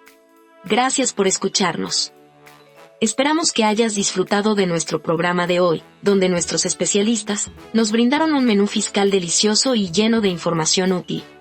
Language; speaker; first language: Spanish; native; Spanish